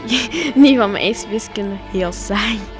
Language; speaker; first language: Dutch; early bilingual, other home language; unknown